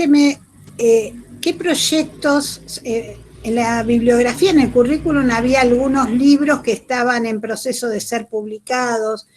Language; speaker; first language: Spanish; native; Spanish